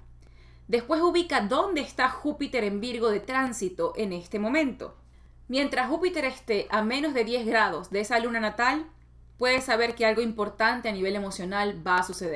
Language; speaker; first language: Spanish; native; Spanish